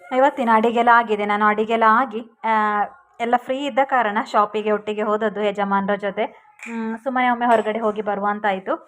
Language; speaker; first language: Kannada; non-native, local second language; Tulu